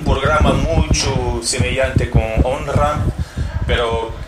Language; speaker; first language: Spanish; non-native, learner; Portuguese